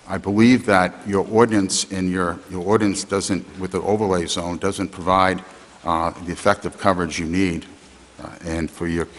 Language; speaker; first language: English; native; English